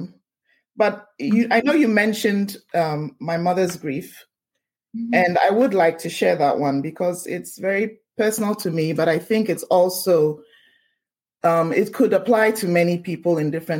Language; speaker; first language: English; non-native, local second language; Ewe